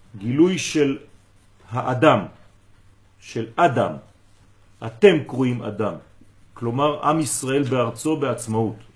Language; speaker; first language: Hebrew; non-native, fluent; French